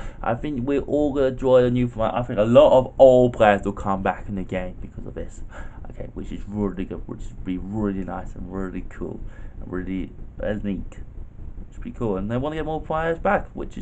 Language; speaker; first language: English; native; English